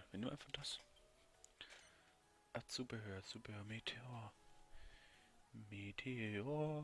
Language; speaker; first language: German; native; German